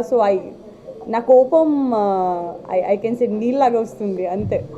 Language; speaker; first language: Telugu; non-native, learner; Gujarati